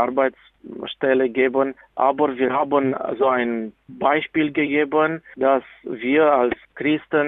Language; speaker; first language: German; non-native, fluent; Romanian